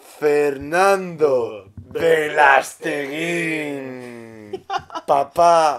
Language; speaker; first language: Japanese; non-native, learner; Spanish